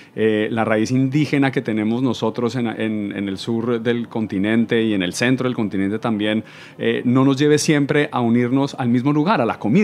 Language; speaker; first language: Spanish; native; Spanish